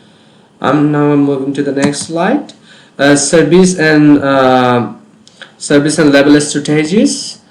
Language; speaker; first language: English; non-native, local second language; Bangla